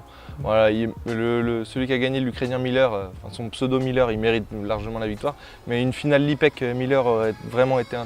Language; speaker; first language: French; native; French